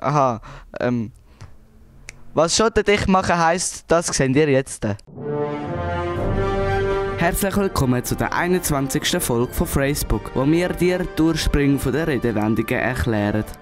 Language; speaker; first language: German; native; German